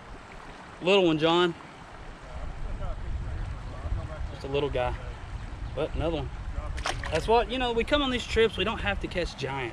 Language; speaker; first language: English; native; English